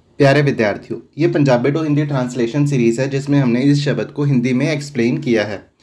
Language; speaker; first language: Hindi; non-native, local second language; Punjabi